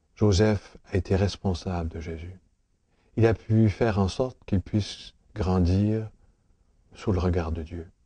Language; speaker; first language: French; native; French